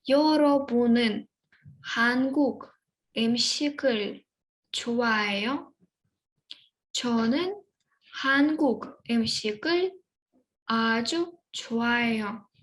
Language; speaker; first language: Korean; non-native, fluent; Ukrainian